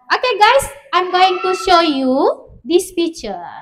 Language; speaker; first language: English; non-native, learner; Indonesian